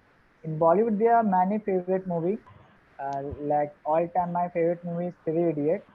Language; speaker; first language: English; non-native, learner; Hindi